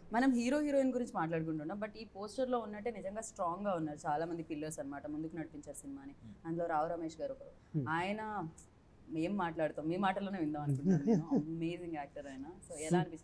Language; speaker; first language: Telugu; native; Telugu